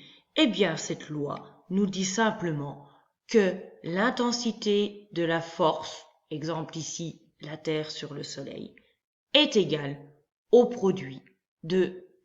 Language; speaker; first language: French; native; French